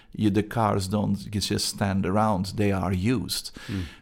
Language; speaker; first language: English; non-native, fluent; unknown